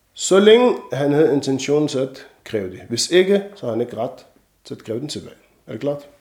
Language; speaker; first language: Danish; non-native, fluent; Arabic